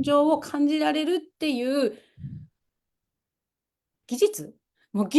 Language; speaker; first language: Japanese; native; Japanese